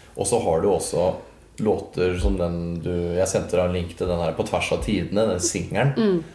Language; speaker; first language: Norwegian; native; Norwegian